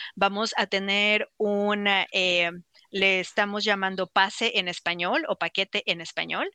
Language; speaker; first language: Spanish; native; Spanish